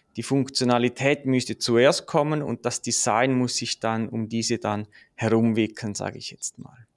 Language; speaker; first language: German; native; German